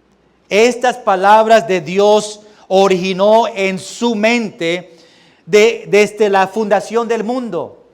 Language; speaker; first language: Spanish; early bilingual, heritage; Spanish